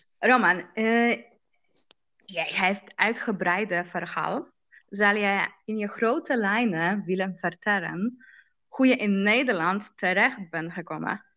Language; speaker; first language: Dutch; non-native, learner; Polish